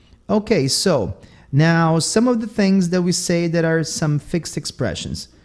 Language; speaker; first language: English; non-native, fluent; Portuguese